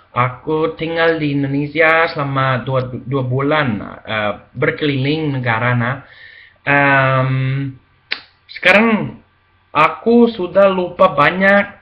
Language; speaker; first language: Indonesian; non-native, learner; Spanish